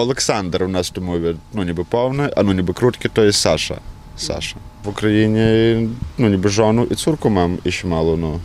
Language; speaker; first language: Polish; non-native, learner; Ukrainian